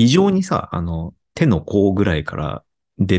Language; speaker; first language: Japanese; native; Japanese